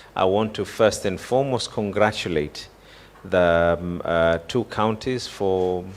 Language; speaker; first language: English; non-native, local second language; Swahili